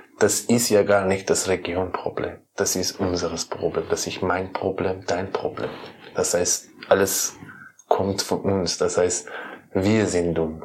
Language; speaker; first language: German; non-native, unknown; Persian